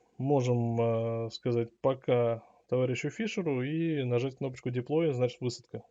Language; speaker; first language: Russian; native; Russian